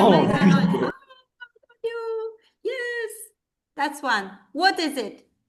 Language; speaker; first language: English; non-native, fluent; Kazakh